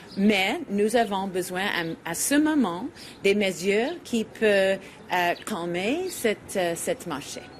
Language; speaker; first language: French; non-native, learner; English